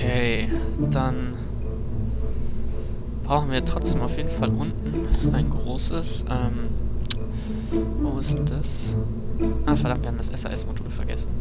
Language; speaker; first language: German; native; German